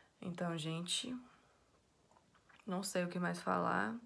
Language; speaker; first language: Portuguese; non-native, fluent; English